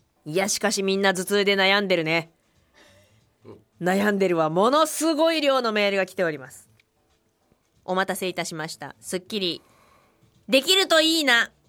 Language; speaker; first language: Japanese; native; Japanese